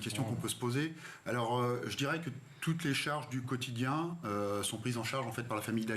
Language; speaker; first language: French; native; French